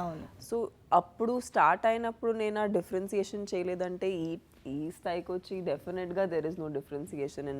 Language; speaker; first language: Telugu; non-native, fluent; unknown